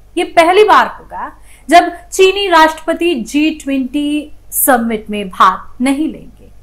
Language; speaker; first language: Hindi; native; Hindi